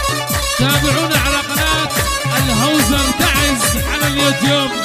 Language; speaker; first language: Arabic; native; Arabic